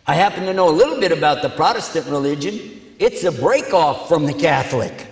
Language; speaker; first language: English; native; English